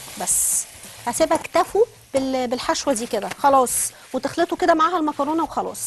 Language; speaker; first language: Arabic; native; Arabic